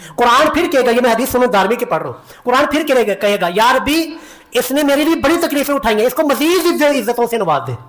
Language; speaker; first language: Urdu; non-native, local second language; Punjabi